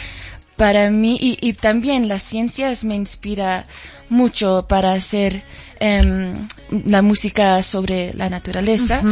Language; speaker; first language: Spanish; early bilingual, heritage; English